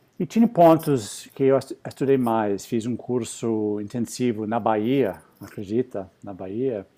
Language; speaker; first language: Portuguese; non-native, fluent; English